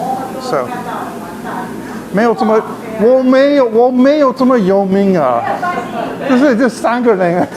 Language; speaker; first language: Chinese; non-native, learner; English